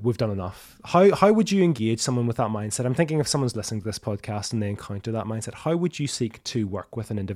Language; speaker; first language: English; native; English